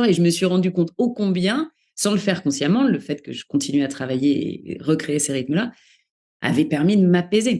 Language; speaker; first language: French; native; French